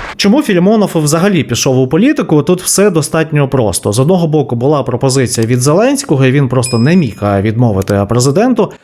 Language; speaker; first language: Ukrainian; native; Ukrainian